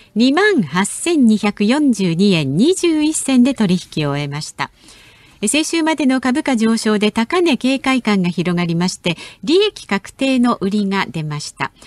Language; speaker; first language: Japanese; native; Japanese